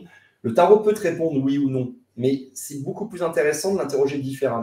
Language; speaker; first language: French; native; French